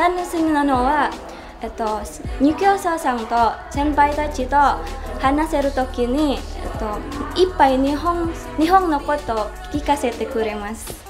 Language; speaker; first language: Japanese; non-native, learner; Indonesian